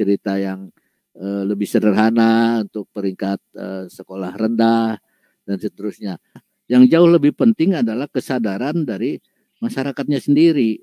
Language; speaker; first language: Indonesian; native; Indonesian